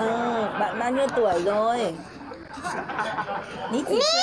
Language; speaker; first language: Vietnamese; non-native, learner; Indonesian